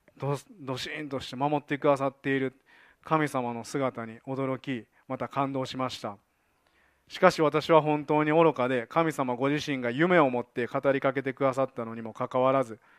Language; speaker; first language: Japanese; native; Japanese